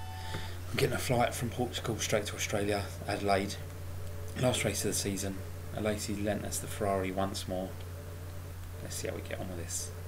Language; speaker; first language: English; native; English